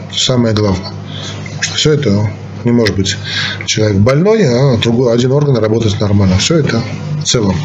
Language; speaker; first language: Russian; non-native, local second language; Armenian